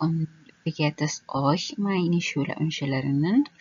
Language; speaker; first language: German; non-native, fluent; Indonesian